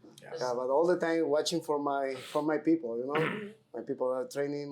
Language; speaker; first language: English; non-native, learner; Spanish